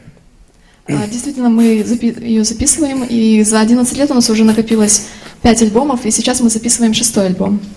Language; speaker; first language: Russian; native; Russian